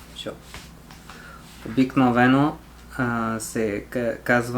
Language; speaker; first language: Bulgarian; non-native, learner; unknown